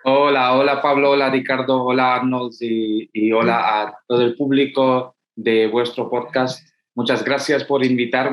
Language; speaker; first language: Spanish; non-native, fluent; Hindi